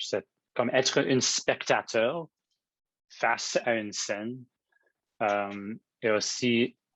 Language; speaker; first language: French; non-native, local second language; English